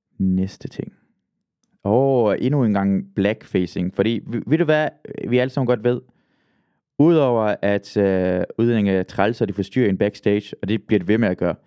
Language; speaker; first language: Danish; early bilingual, other home language; Persian